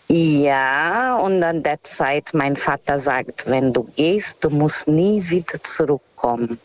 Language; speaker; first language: German; non-native, fluent; Portuguese